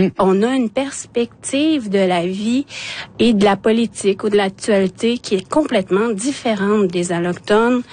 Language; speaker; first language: French; non-native, local second language; Innu-aimun